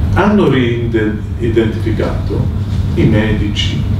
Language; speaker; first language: Italian; non-native, fluent; Maltese